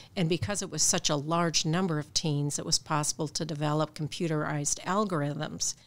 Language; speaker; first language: English; native; English